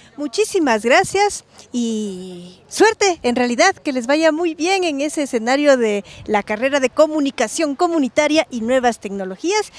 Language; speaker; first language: Spanish; native; Spanish